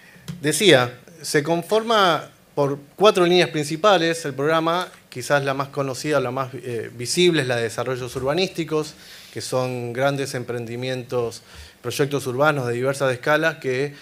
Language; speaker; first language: Spanish; native; Spanish